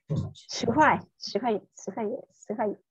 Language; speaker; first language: Chinese; non-native, fluent; Vietnamese